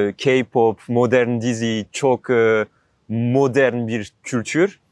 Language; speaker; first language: Turkish; non-native, learner; French